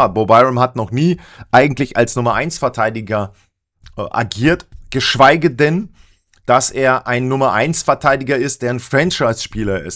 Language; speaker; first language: German; native; German